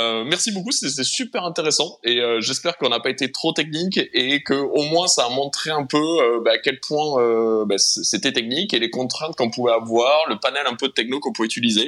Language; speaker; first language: French; native; French